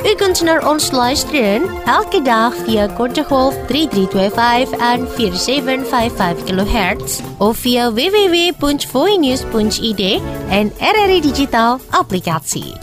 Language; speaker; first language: Dutch; non-native, fluent; Indonesian